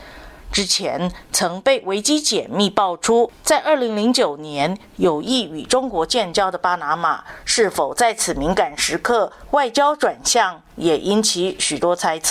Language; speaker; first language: Chinese; native; Chinese